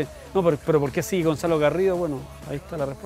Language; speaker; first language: Spanish; native; Spanish